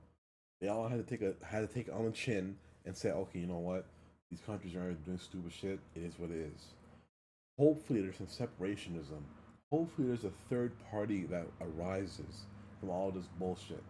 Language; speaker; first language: English; early bilingual, other home language; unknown